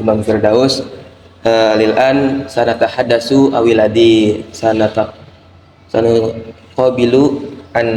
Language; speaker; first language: Arabic; non-native, learner; Indonesian